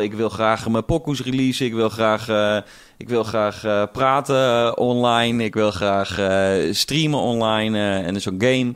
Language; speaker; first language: Dutch; native; Dutch